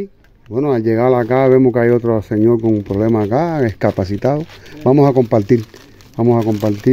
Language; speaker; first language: Spanish; native; Spanish